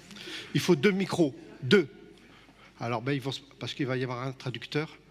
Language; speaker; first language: French; native; French